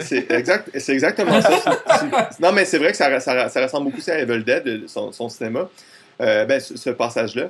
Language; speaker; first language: French; native; French